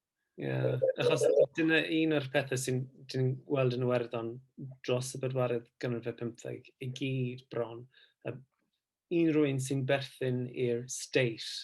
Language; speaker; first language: Welsh; non-native, fluent; English